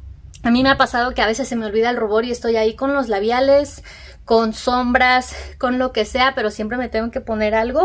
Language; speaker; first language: Spanish; native; Spanish